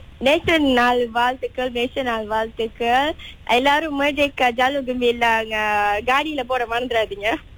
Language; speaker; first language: Malay; early bilingual, other home language; Tamil